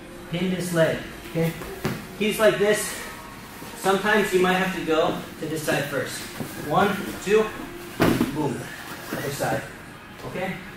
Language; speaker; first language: English; native; English